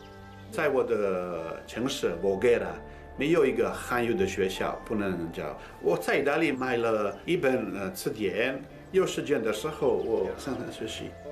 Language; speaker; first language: Chinese; non-native, learner; Italian